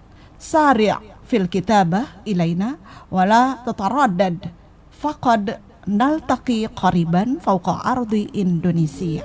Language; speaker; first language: Arabic; non-native, fluent; Indonesian